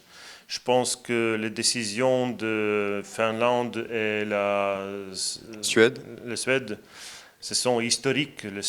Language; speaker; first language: French; non-native, fluent; Latvian